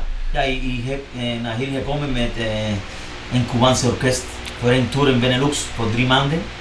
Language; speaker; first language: Dutch; non-native, learner; Spanish